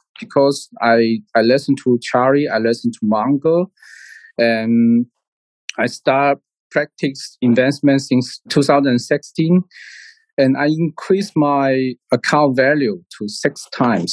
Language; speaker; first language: English; non-native, learner; Chinese